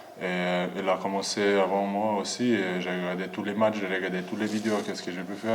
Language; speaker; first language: French; non-native, learner; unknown